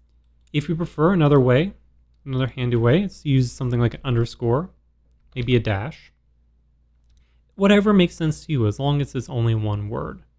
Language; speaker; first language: English; native; English